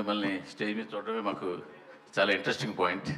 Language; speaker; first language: Telugu; native; Telugu